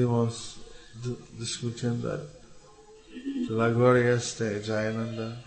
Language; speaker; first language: Spanish; non-native, learner; English